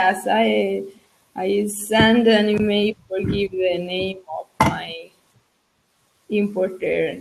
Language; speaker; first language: English; non-native, learner; Italian